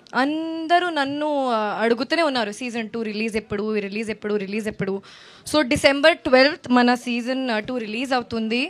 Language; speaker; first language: Telugu; non-native, local second language; Hindi